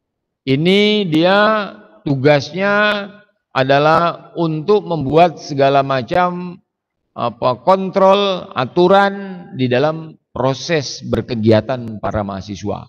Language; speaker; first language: Indonesian; native; Indonesian